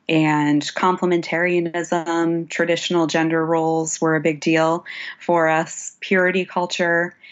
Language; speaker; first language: English; native; English